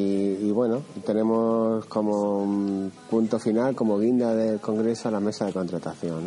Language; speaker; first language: Spanish; native; Spanish